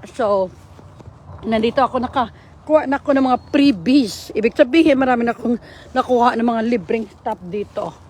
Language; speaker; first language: Filipino; native; Filipino